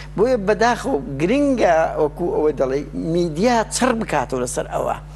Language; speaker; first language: Central Kurdish; native; Central Kurdish